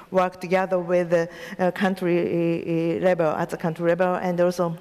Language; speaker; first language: English; non-native, learner; Japanese